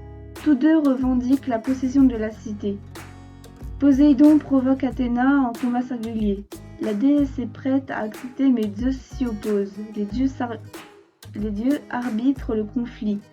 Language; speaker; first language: French; native; French